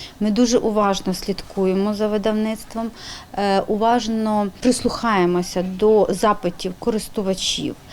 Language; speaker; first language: Ukrainian; native; Ukrainian